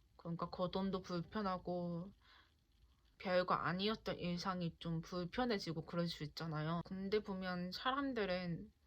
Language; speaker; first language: Korean; native; Korean